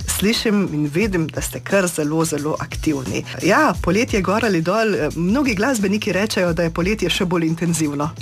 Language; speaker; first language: Slovenian; native; Slovenian